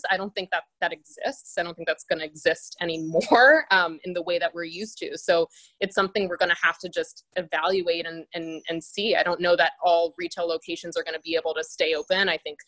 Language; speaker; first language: English; native; English